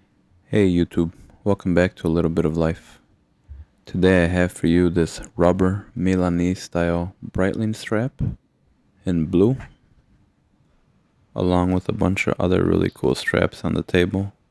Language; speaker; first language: English; native; English